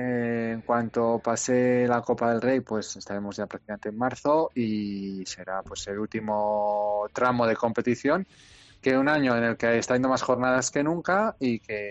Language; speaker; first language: Spanish; native; Spanish